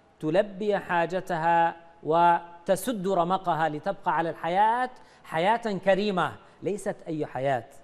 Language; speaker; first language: Arabic; native; Arabic